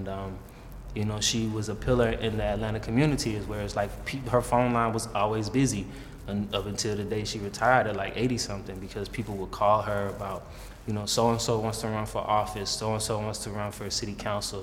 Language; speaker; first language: English; native; English